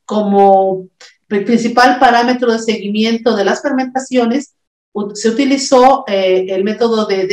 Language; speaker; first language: Spanish; native; Spanish